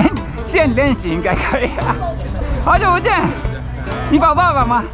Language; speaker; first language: Chinese; non-native, learner; Japanese